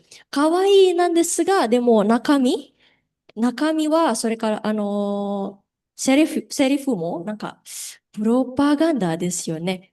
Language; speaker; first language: Japanese; non-native, learner; Indonesian